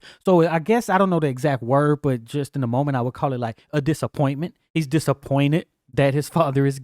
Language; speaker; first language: English; native; English